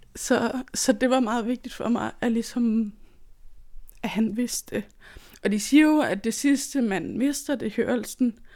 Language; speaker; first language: Danish; native; Danish